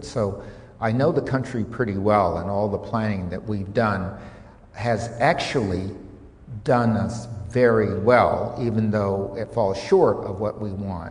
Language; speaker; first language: English; native; English